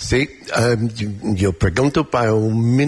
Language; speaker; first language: Spanish; non-native, learner; English